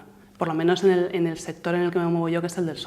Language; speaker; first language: Spanish; native; Spanish